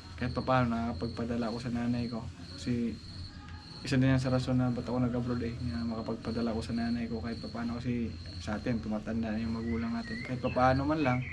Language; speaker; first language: Filipino; non-native, local second language; Cebuano